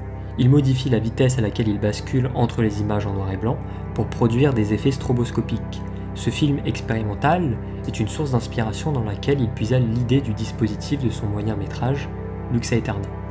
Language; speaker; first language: French; native; French